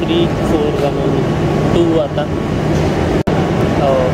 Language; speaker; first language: Filipino; non-native, learner; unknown